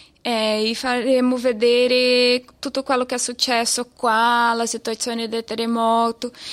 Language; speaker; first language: Italian; non-native, fluent; Portuguese